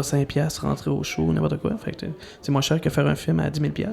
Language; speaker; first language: French; native; French